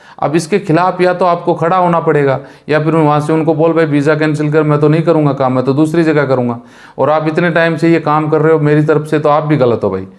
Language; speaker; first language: Hindi; native; Hindi